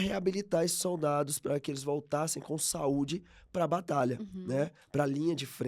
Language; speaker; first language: Portuguese; native; Portuguese